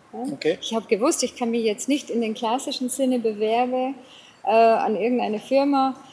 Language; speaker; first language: German; non-native, fluent; English